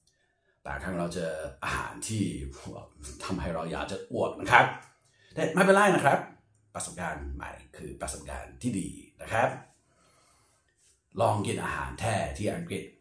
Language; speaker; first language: Thai; non-native, fluent; English